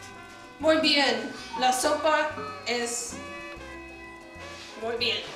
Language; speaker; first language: Spanish; non-native, learner; English